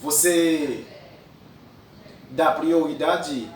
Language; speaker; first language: Portuguese; non-native, fluent; French